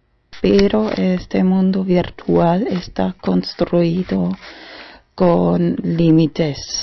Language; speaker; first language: Spanish; non-native, fluent; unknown